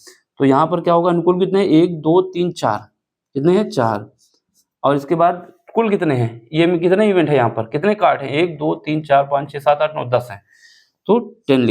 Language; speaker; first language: Hindi; native; Hindi